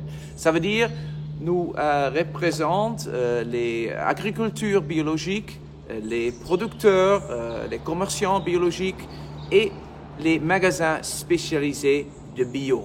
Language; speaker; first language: French; non-native, learner; Dutch